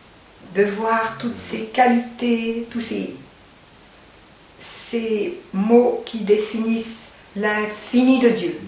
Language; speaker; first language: French; native; French